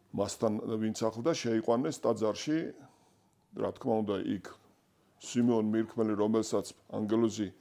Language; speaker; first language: Georgian; non-native, local second language; Svan